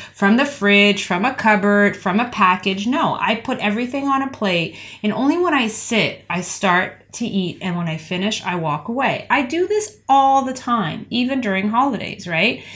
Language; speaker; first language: English; native; English